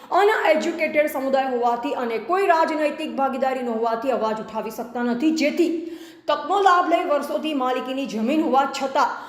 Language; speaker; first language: Gujarati; native; Gujarati